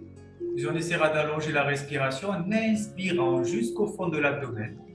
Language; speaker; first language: French; native; French